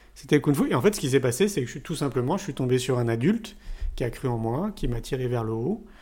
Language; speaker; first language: French; native; French